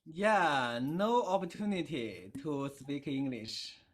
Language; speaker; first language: English; non-native, learner; Chinese